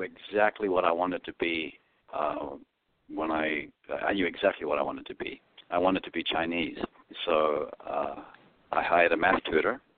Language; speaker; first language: English; non-native, local second language; Greek